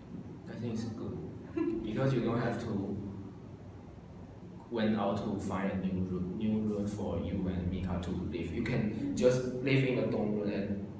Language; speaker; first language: English; non-native, learner; Chinese